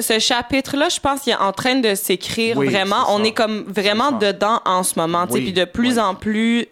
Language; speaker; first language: French; native; French